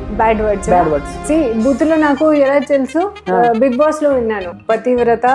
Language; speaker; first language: Telugu; non-native, learner; Hindi